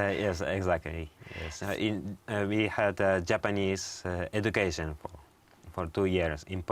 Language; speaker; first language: English; non-native, learner; Japanese